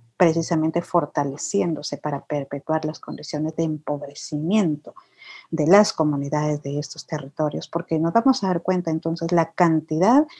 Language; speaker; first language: Spanish; native; Spanish